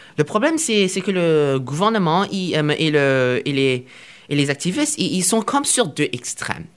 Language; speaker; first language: French; non-native, fluent; Chinese